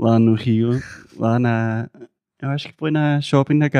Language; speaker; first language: Portuguese; non-native, fluent; English